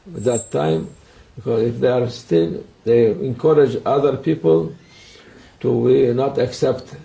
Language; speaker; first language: English; non-native, learner; Turkish